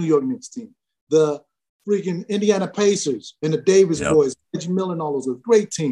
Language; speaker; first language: English; native; English